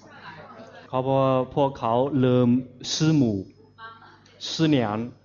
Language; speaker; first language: Thai; non-native, fluent; Chinese